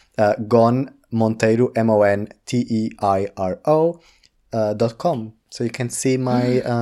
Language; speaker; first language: English; non-native, fluent; Portuguese